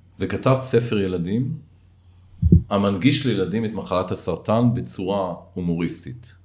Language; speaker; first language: Hebrew; native; Hebrew